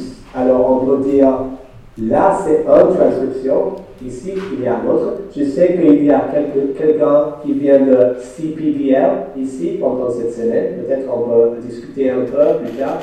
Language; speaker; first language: French; non-native, fluent; English